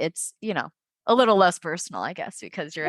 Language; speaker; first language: English; native; English